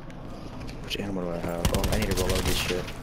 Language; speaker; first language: English; native; English